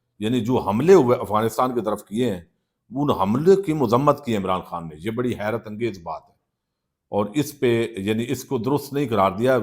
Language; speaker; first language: Urdu; non-native, local second language; Punjabi